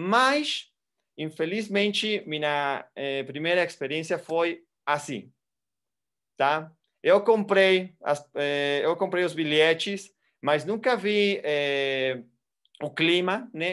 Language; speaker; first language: Portuguese; non-native, fluent; Spanish